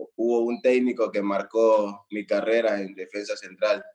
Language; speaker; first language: Spanish; native; Spanish